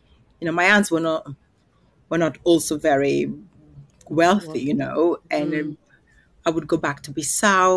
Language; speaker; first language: English; non-native, fluent; Upper Guinea Crioulo